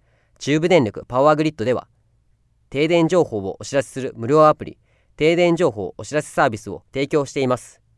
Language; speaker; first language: Japanese; native; Japanese